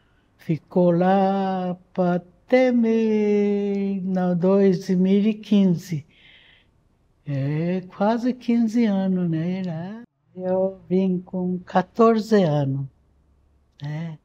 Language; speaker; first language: Portuguese; non-native, fluent; Japanese